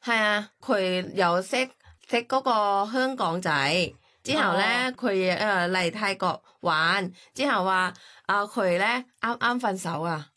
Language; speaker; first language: Cantonese; non-native, learner; Thai